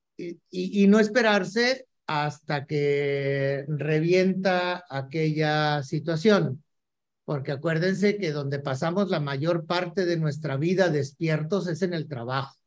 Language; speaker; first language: Spanish; native; Spanish